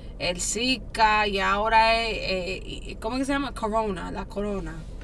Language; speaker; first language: Spanish; early bilingual, heritage; Spanish